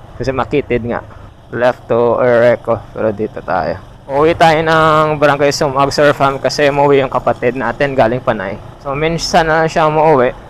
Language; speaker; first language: Filipino; non-native, local second language; Hiligaynon